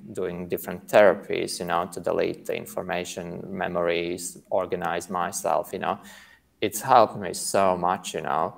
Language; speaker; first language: English; non-native, fluent; Latvian